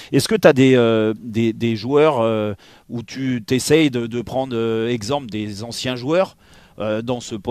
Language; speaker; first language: French; native; French